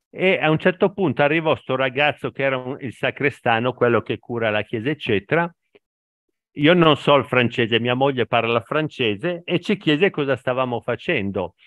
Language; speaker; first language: Italian; native; Italian